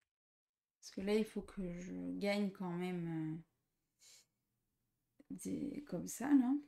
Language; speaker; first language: French; native; French